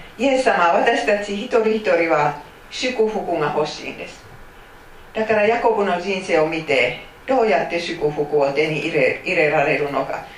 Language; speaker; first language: Japanese; non-native, fluent; Finnish